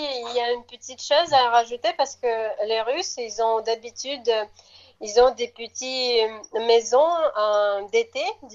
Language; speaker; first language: French; non-native, fluent; Russian